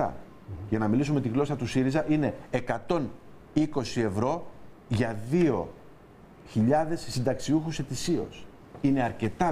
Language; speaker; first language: Greek; native; Greek